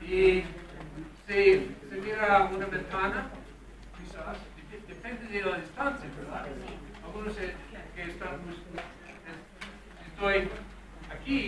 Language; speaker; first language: Spanish; non-native, fluent; English